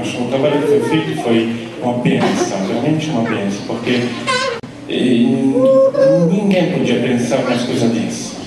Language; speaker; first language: Portuguese; non-native, learner; Italian